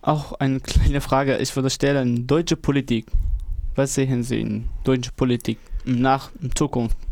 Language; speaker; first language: German; non-native, learner; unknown